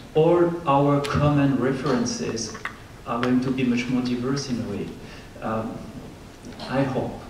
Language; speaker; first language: English; non-native, fluent; French